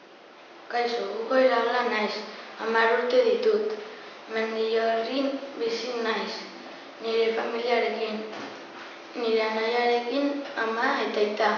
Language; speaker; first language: Basque; non-native, local second language; Spanish